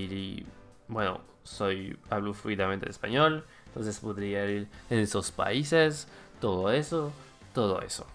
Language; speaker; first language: Spanish; non-native, fluent; French